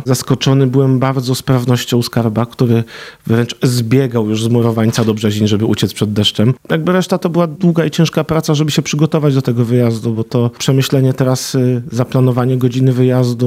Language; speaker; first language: Polish; native; Polish